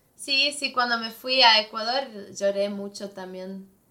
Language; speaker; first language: Spanish; non-native, fluent; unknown